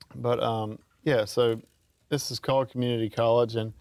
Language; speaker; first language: English; native; English